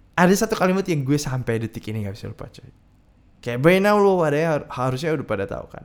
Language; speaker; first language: Indonesian; native; Indonesian